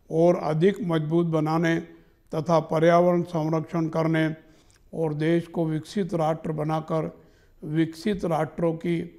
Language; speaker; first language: Hindi; native; Hindi